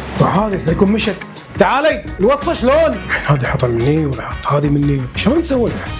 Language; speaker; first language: Arabic; native; Arabic